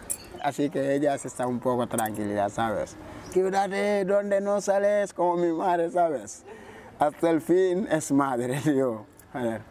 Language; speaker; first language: Spanish; non-native, learner; Wolof